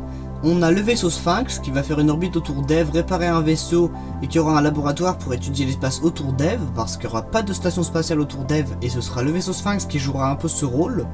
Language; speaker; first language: French; native; French